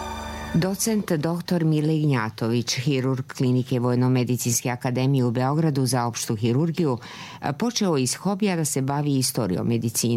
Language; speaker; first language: Serbian; native; Serbian